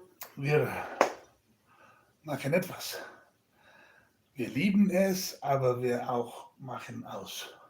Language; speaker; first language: German; non-native, learner; Spanish